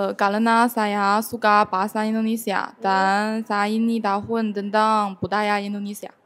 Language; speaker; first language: Indonesian; non-native, learner; Chinese